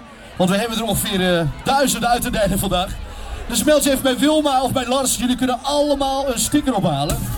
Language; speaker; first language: Dutch; native; Dutch